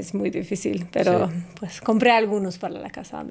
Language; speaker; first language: Spanish; non-native, fluent; English